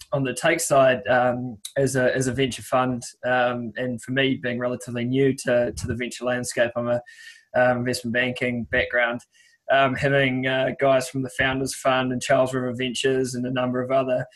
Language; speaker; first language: English; native; English